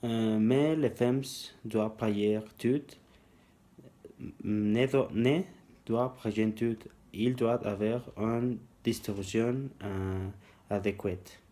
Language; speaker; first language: French; non-native, learner; Spanish